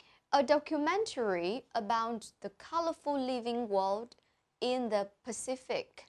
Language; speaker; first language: English; non-native, fluent; Vietnamese